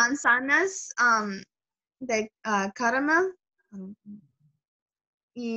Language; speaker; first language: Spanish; non-native, learner; English